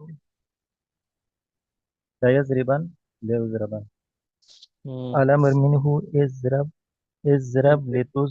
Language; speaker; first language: Arabic; non-native, learner; Urdu